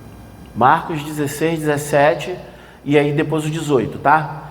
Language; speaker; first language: Portuguese; native; Portuguese